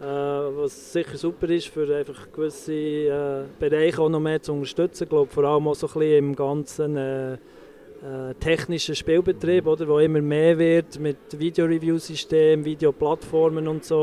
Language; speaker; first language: German; native; German